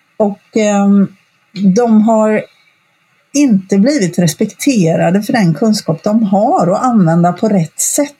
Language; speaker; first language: Swedish; native; Swedish